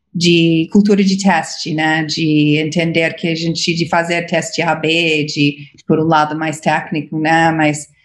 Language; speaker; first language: Portuguese; non-native, fluent; English